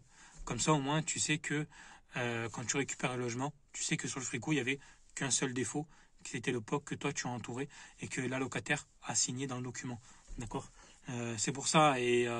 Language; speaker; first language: French; native; French